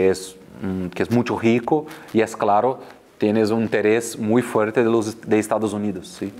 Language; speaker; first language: Spanish; non-native, fluent; Portuguese